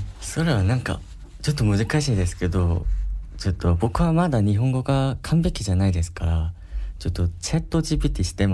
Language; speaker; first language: Japanese; non-native, learner; Korean